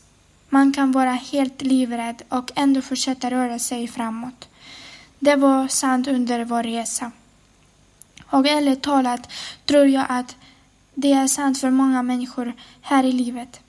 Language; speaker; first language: Swedish; non-native, fluent; Ukrainian